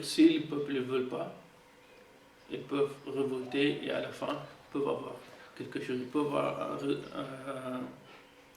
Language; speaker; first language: French; non-native, fluent; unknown